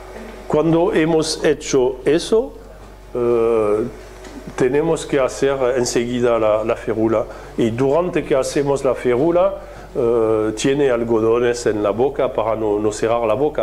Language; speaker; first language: Spanish; non-native, fluent; French